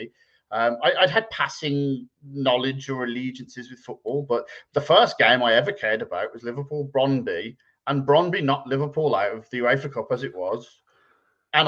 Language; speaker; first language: English; native; English